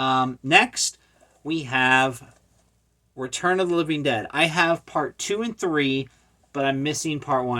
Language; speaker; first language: English; native; English